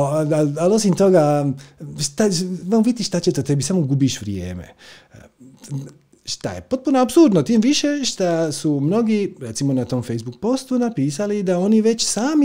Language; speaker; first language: Croatian; native; Croatian